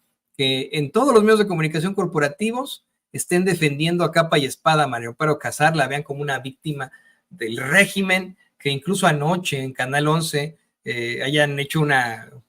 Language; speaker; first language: Spanish; native; Spanish